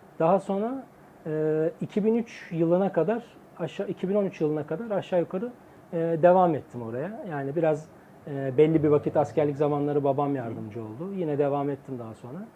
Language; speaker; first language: Turkish; native; Turkish